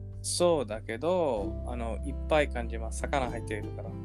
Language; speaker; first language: Japanese; non-native, learner; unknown